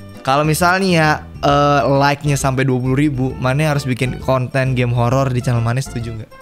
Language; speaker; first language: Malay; non-native, local second language; Sundanese